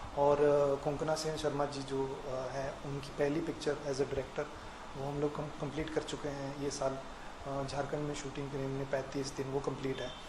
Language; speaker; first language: Hindi; non-native, local second language; Kannada